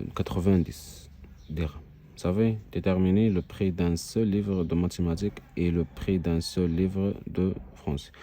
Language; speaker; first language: French; non-native, local second language; Arabic